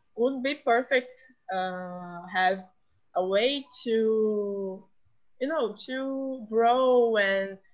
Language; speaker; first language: English; non-native, fluent; Portuguese